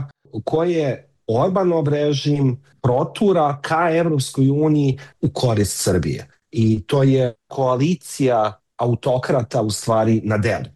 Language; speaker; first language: Serbian; native; Serbian